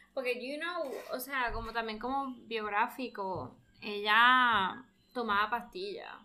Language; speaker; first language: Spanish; early bilingual, heritage; Spanish